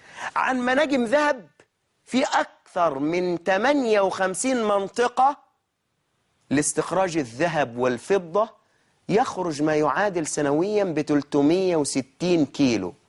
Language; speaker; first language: Arabic; native; Arabic